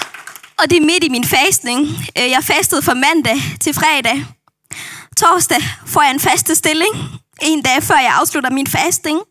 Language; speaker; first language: Danish; non-native, local second language; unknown